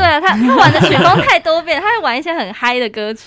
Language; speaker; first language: Chinese; native; Chinese